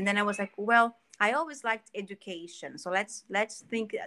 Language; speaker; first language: English; non-native, fluent; Portuguese